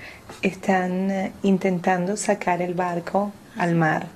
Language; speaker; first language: Spanish; non-native, fluent; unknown